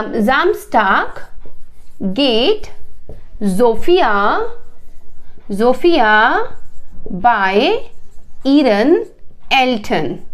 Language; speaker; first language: German; non-native, learner; Hindi